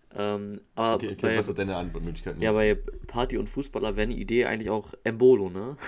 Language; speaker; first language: German; native; German